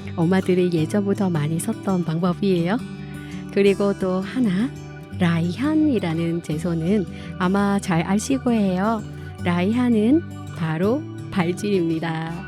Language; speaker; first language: Korean; non-native, fluent; Vietnamese